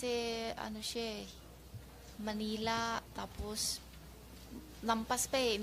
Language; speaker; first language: Filipino; non-native, learner; Chinese